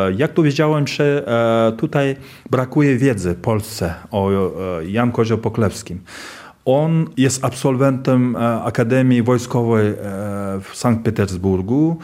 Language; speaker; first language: Polish; non-native, fluent; Kazakh